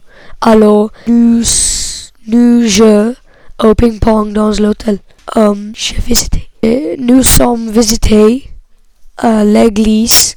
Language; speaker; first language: French; non-native, learner; English